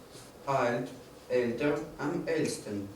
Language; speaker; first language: German; non-native, learner; Russian